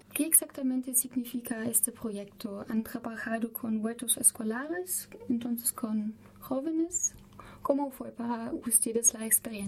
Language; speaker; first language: Spanish; non-native, fluent; German